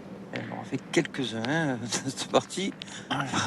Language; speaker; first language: French; native; French